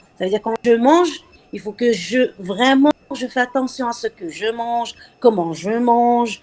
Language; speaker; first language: French; non-native, local second language; Arabic